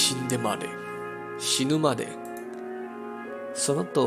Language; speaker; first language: Japanese; non-native, learner; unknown